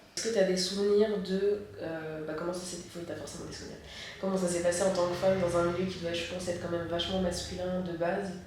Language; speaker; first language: French; native; French